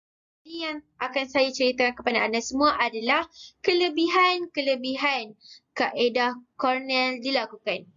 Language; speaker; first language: Malay; native; Malay